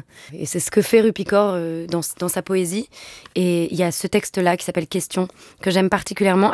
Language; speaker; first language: French; native; French